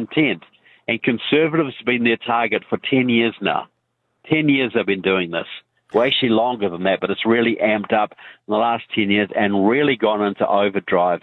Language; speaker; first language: English; native; English